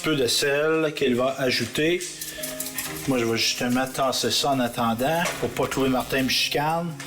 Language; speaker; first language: French; native; French